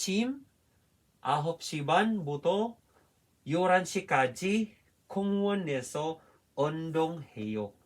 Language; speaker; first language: Korean; non-native, fluent; Filipino